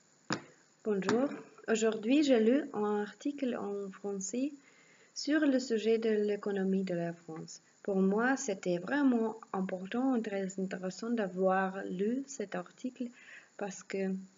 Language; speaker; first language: French; non-native, learner; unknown